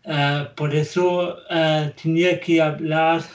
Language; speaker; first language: Spanish; non-native, learner; German